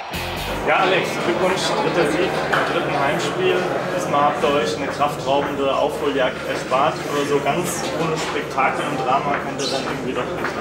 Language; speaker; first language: German; native; German